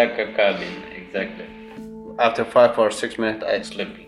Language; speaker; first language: English; non-native, learner; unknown